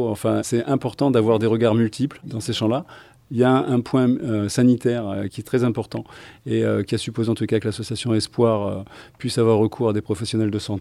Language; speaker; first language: French; native; French